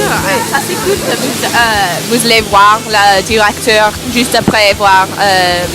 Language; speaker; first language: French; non-native, learner; English